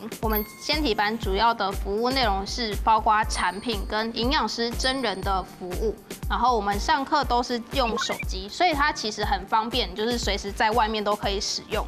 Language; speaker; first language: Chinese; native; Chinese